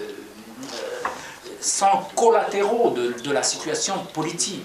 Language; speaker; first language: French; non-native, local second language; Kabyle